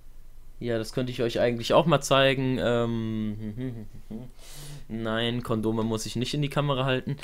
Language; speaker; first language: German; native; German